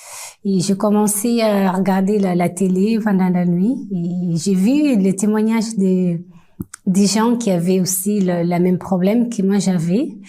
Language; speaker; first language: French; non-native, fluent; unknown